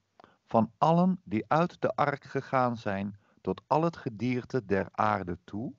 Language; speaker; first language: Dutch; native; Dutch